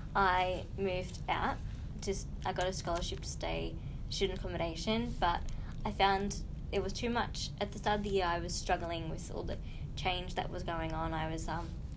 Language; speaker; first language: English; native; English